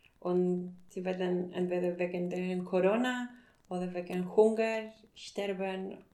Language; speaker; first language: German; non-native, fluent; Spanish